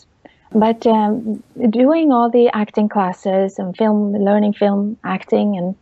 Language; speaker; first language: English; non-native, fluent; Swedish